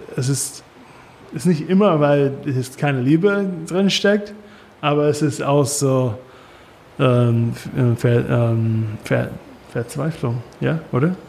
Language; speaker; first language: German; non-native, learner; English